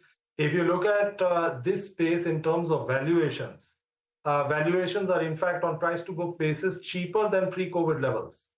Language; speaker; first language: English; non-native, local second language; Hindi